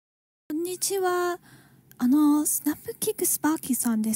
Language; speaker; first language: Japanese; non-native, learner; English